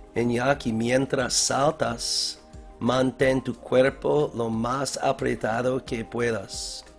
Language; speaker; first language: Spanish; non-native, learner; English